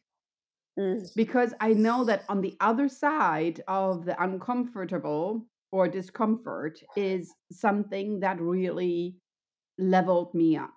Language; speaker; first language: English; non-native, fluent; German